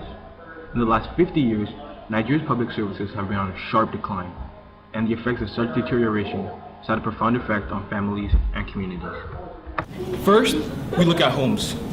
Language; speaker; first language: English; early bilingual, other home language; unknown